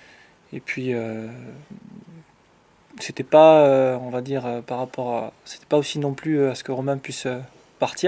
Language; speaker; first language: French; native; French